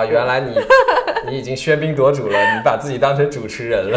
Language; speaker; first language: Chinese; native; Chinese